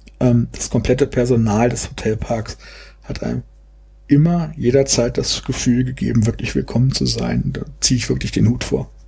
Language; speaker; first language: German; native; German